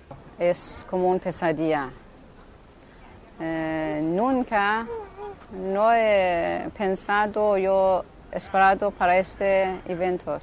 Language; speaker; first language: Spanish; non-native, learner; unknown